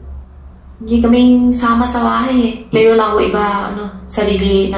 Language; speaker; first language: Filipino; non-native, learner; Chinese